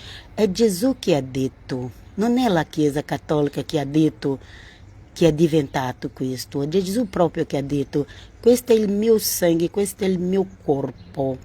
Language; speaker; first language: Italian; non-native, learner; Portuguese